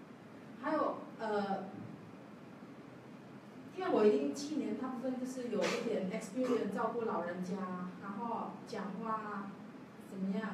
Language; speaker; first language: Chinese; non-native, learner; Javanese